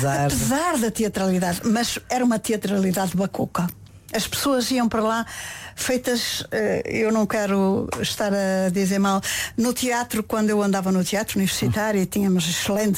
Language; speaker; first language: Portuguese; native; Portuguese